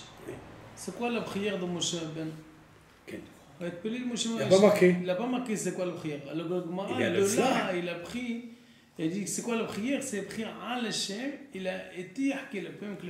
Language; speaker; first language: French; native; French